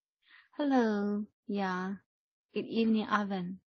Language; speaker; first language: English; non-native, fluent; Chinese